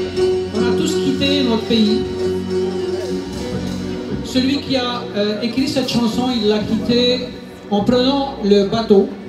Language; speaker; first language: French; non-native, local second language; Arabic